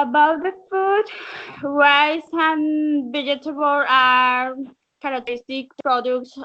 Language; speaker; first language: English; non-native, learner; Spanish